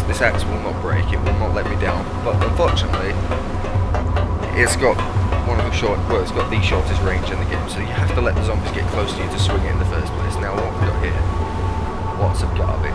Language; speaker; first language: English; native; English